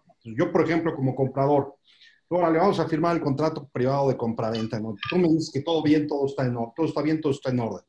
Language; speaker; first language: Spanish; native; Spanish